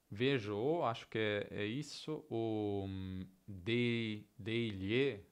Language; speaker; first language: Portuguese; non-native, fluent; Italian